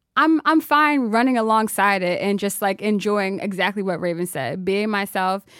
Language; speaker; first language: English; native; English